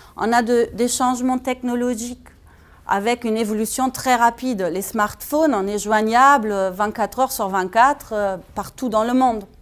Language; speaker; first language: French; non-native, fluent; German